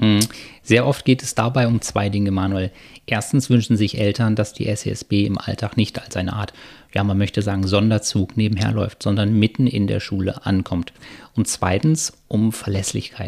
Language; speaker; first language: German; native; German